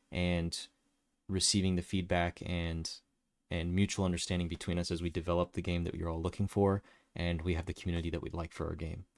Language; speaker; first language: English; native; English